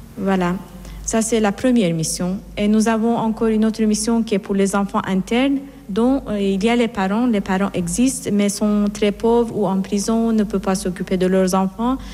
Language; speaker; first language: French; non-native, fluent; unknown